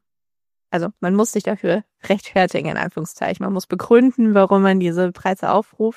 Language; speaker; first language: German; native; German